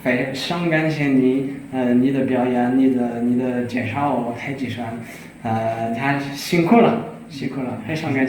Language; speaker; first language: Chinese; non-native, learner; French